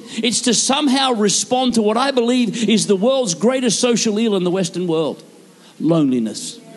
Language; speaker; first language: English; native; English